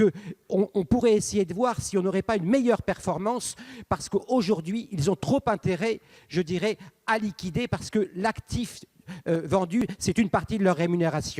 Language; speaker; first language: French; native; French